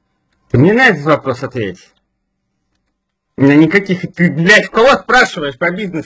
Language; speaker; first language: Russian; native; Russian